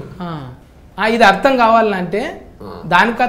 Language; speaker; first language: Telugu; native; Telugu